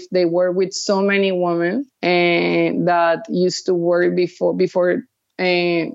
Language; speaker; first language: English; early bilingual, other home language; Spanish